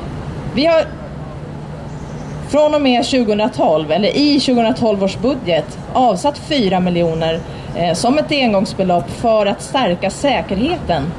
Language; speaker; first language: Swedish; native; Swedish